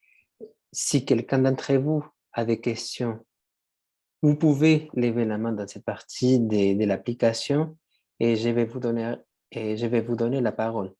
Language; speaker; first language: French; non-native, fluent; Spanish